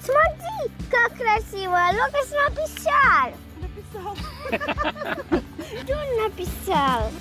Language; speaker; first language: Russian; early bilingual, heritage; Russian